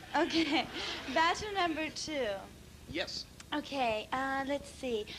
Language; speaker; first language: English; native; English